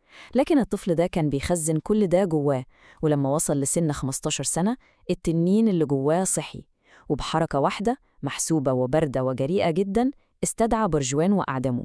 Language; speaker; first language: Arabic; native; Arabic